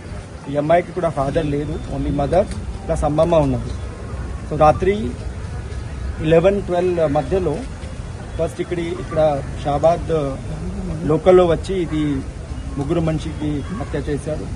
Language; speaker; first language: Telugu; non-native, learner; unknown